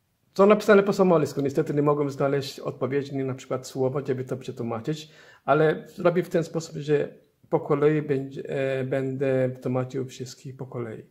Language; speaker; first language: Polish; non-native, fluent; Somali